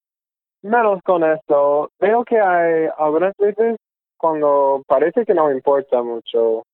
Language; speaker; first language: Spanish; non-native, fluent; English